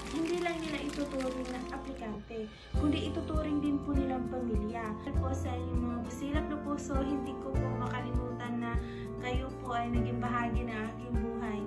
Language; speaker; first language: Filipino; non-native, local second language; Cebuano